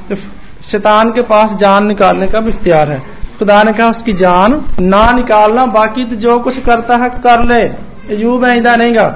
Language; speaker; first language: Urdu; non-native, local second language; Punjabi